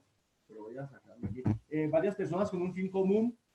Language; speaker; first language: Spanish; native; Spanish